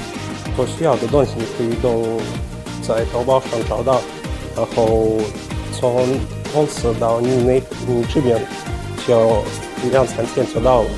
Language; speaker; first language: Chinese; non-native, fluent; Russian